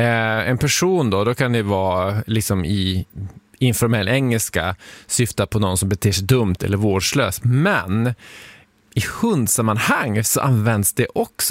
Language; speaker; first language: Swedish; native; Swedish